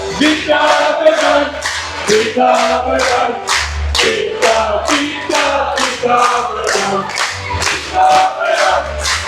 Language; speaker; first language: Dutch; non-native, local second language; Western Frisian